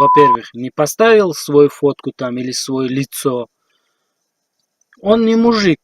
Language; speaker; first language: Russian; non-native, learner; Tajik